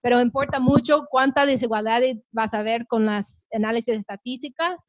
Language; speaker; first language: Spanish; non-native, fluent; English